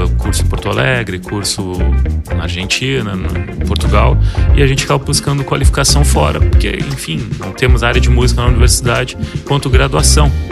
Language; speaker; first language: Portuguese; native; Portuguese